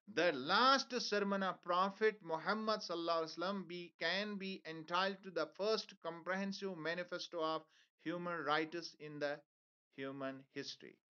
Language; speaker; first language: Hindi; non-native, local second language; Kashmiri